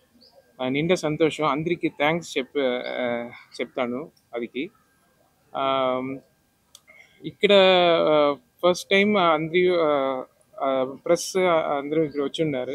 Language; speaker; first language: Telugu; non-native, local second language; Tamil